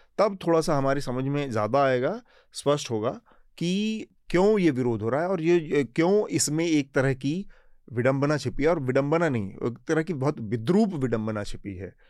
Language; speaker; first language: Hindi; native; Hindi